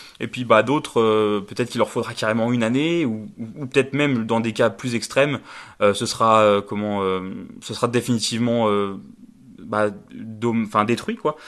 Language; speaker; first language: French; native; French